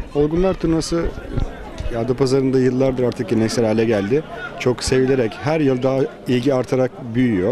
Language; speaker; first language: Turkish; native; Turkish